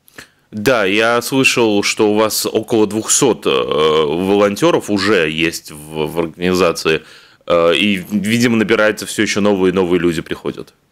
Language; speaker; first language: Russian; native; Russian